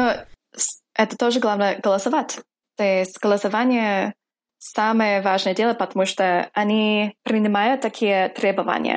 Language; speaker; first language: Russian; non-native, fluent; English